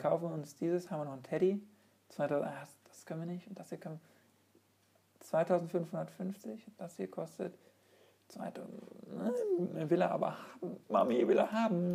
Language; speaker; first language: German; native; German